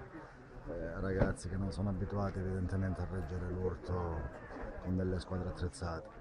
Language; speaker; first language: Italian; native; Italian